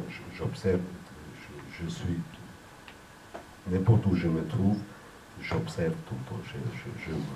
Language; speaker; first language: French; non-native, fluent; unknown